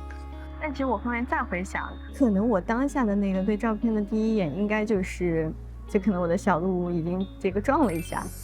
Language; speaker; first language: Chinese; native; Chinese